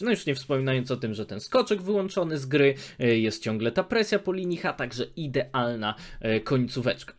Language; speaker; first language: Polish; native; Polish